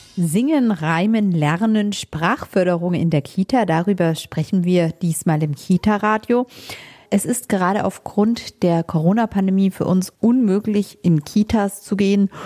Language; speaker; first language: German; native; German